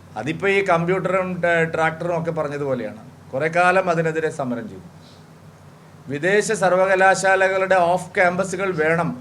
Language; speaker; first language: Malayalam; native; Malayalam